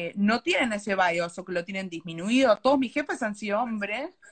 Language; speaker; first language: Spanish; native; Spanish